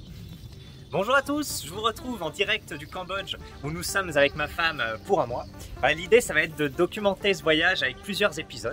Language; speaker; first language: French; native; French